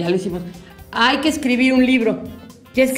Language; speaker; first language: Spanish; native; Spanish